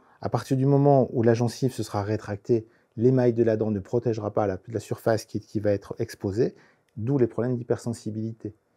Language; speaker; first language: French; native; French